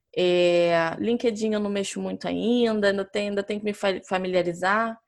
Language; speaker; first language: Portuguese; native; Portuguese